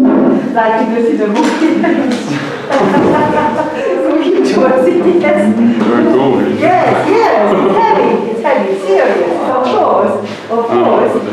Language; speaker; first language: English; non-native, fluent; Hungarian